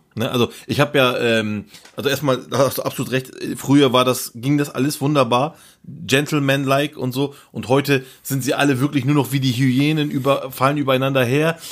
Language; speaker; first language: German; early bilingual, other home language; Turkish